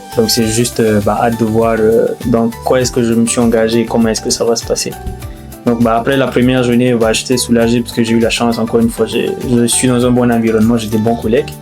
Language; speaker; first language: French; non-native, local second language; Fula